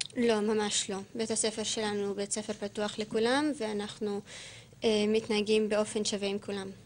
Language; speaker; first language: Hebrew; non-native, local second language; Arabic